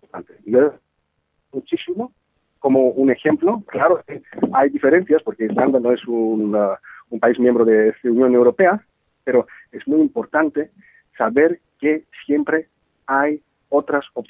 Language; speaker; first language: Spanish; non-native, fluent; Greek